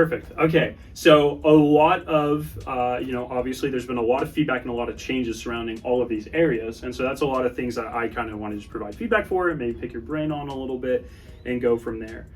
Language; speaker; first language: English; native; English